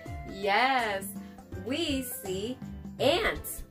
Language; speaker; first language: English; non-native, fluent; Spanish